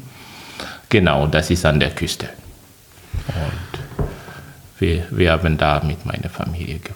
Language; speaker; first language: German; non-native, fluent; French